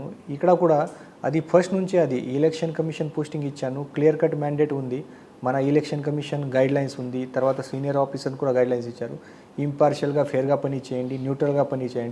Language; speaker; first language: Telugu; non-native, learner; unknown